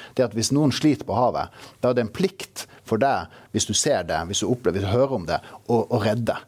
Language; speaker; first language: Norwegian; native; Norwegian